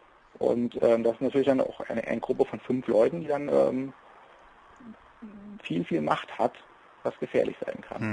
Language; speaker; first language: German; native; German